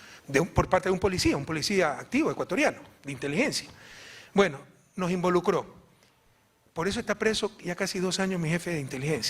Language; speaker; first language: Spanish; native; Spanish